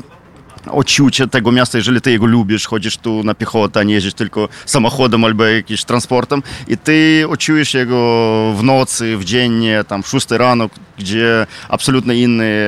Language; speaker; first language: Polish; non-native, fluent; Ukrainian